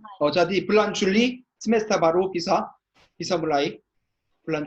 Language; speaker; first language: Indonesian; non-native, learner; Korean